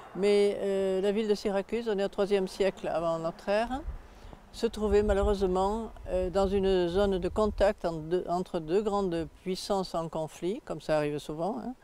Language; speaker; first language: French; native; French